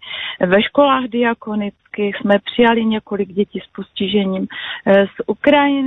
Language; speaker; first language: Czech; non-native, local second language; Polish